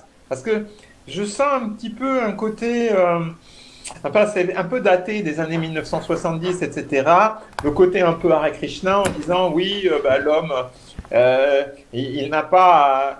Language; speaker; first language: French; native; French